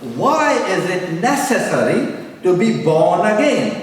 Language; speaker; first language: English; non-native, local second language; Urdu